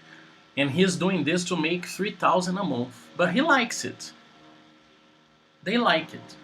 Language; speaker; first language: English; non-native, fluent; Portuguese